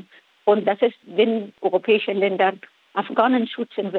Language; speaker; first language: German; non-native, fluent; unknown